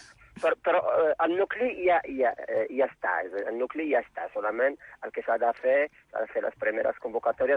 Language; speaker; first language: Catalan; non-native, fluent; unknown